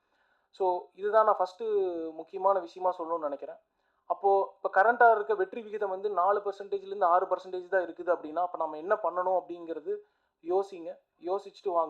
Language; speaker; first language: Tamil; native; Tamil